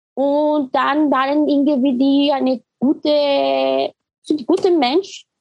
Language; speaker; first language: German; non-native, learner; Spanish